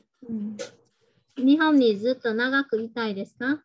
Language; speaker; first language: Japanese; non-native, fluent; Vietnamese